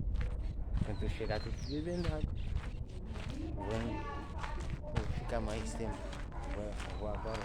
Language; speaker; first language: Portuguese; non-native, learner; Haitian Creole